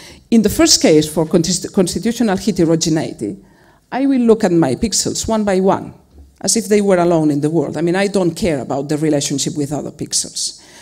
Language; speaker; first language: English; non-native, fluent; Spanish